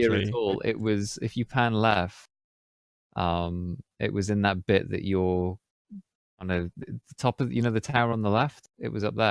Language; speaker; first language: English; native; English